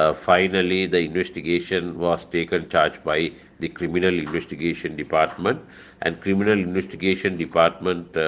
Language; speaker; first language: English; non-native, local second language; Sinhala